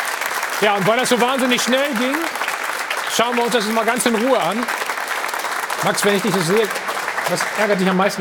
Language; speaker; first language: German; native; German